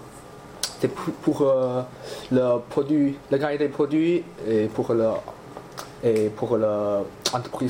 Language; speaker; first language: French; non-native, learner; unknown